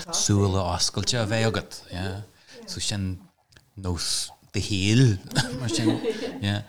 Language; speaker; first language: Irish; non-native, local second language; English